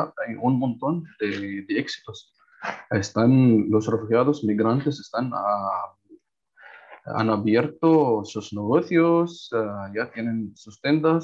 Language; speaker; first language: Spanish; non-native, learner; Arabic